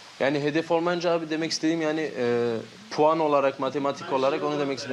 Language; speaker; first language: Turkish; early bilingual, heritage; Turkish